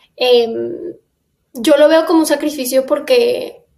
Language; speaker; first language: Spanish; native; Spanish